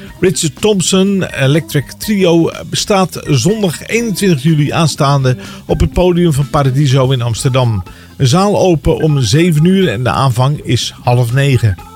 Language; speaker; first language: Dutch; native; Dutch